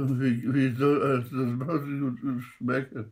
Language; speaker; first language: German; non-native, fluent; Polish